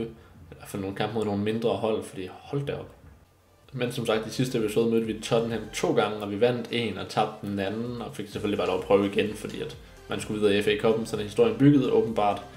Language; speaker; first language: Danish; native; Danish